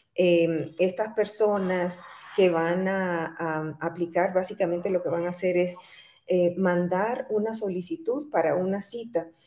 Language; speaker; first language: Spanish; native; Spanish